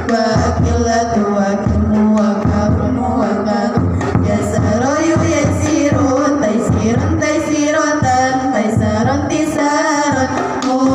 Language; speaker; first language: Arabic; non-native, learner; Indonesian